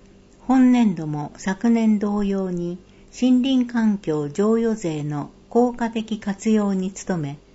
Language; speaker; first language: Japanese; native; Japanese